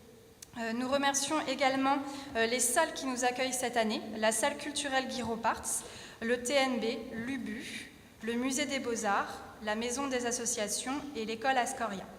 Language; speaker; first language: French; native; French